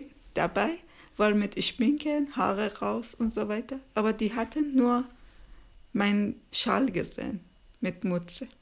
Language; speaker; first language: German; non-native, learner; Persian